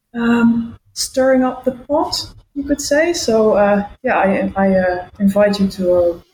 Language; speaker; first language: English; non-native, fluent; Dutch